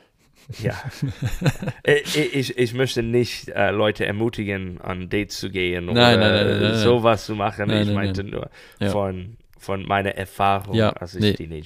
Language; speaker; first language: German; non-native, fluent; English